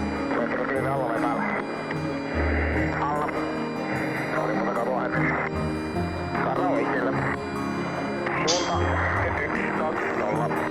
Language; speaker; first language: Finnish; native; Finnish